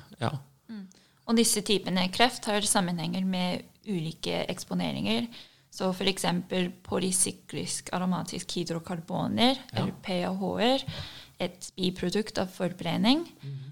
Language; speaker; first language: Norwegian; non-native, fluent; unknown